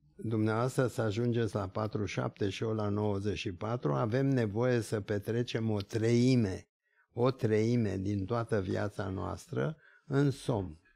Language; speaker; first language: Romanian; early bilingual, other home language; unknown